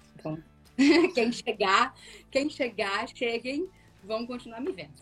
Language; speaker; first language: Portuguese; native; Portuguese